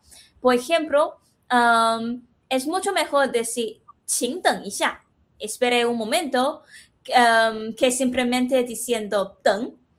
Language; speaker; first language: Spanish; non-native, fluent; Chinese